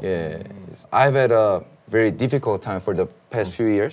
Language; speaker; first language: English; early bilingual, other home language; Korean